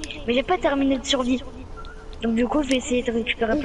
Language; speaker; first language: French; native; French